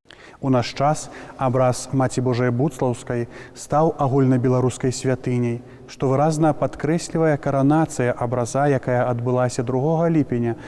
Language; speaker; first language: Belarusian; native; Belarusian